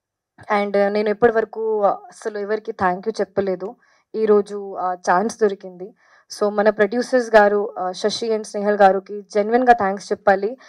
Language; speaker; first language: Telugu; non-native, fluent; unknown